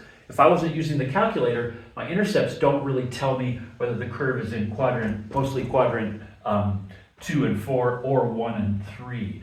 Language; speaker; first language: English; native; English